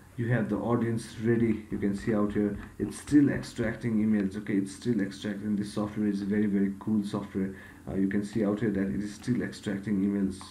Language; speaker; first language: English; non-native, local second language; Nepali